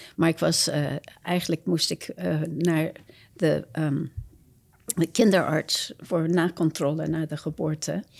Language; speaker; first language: Dutch; non-native, fluent; English